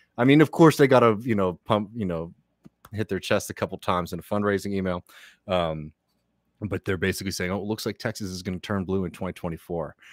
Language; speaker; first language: English; native; English